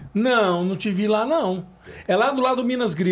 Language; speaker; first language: Portuguese; native; Portuguese